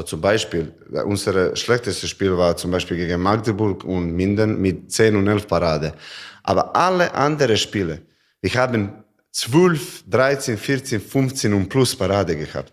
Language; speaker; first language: German; non-native, learner; Serbian